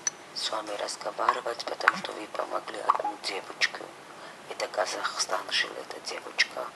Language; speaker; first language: Russian; non-native, fluent; Georgian